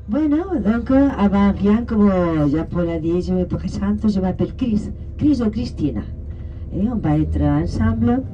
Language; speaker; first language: French; non-native, learner; Spanish